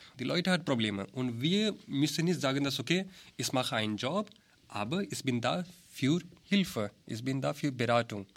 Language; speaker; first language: German; non-native, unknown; Hindi